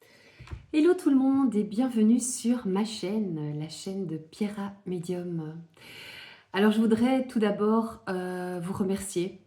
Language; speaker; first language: French; native; French